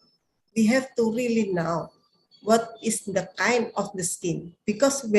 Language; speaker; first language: English; non-native, learner; Indonesian